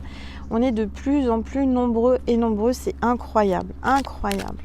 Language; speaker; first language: French; native; French